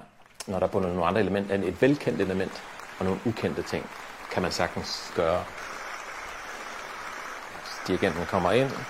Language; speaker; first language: Danish; native; Danish